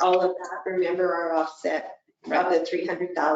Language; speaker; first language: English; native; English